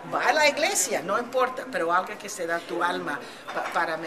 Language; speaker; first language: Spanish; early bilingual, heritage; Spanish